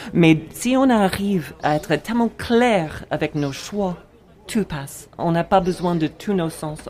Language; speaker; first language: French; non-native, fluent; English